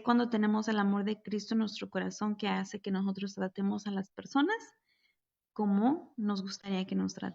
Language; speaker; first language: Spanish; native; Spanish